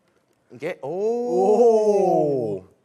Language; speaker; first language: French; native; French